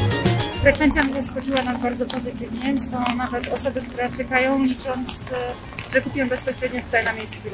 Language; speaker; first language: Polish; native; Polish